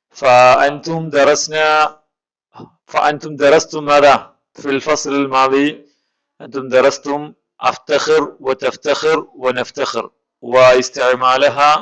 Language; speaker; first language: Arabic; non-native, fluent; Malayalam